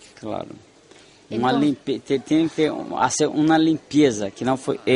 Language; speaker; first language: Spanish; non-native, fluent; Portuguese